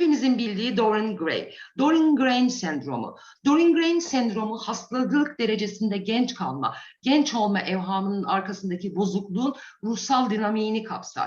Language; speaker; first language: Turkish; native; Turkish